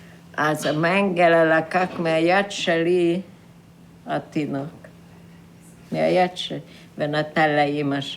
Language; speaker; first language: Hebrew; non-native, fluent; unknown